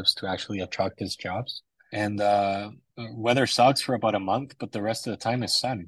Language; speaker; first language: English; native; English